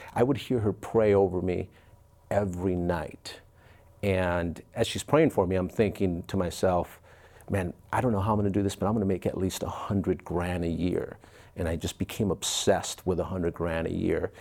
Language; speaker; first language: English; early bilingual, other home language; Spanish